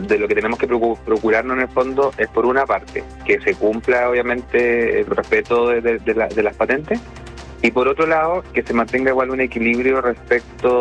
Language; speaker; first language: Spanish; native; Spanish